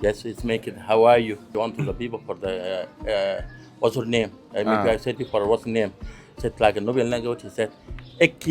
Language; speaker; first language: English; non-native, learner; Arabic